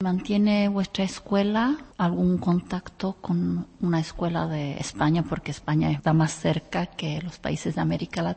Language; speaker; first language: Spanish; non-native, fluent; Czech